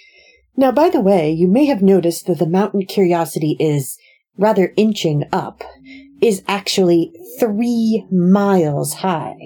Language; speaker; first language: English; native; English